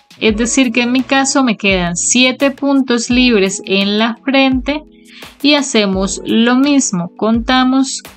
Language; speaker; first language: Spanish; native; Spanish